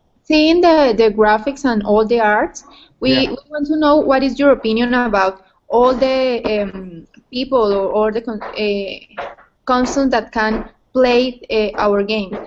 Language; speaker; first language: English; non-native, learner; Spanish